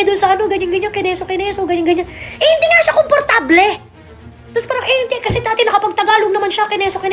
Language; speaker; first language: Filipino; native; Filipino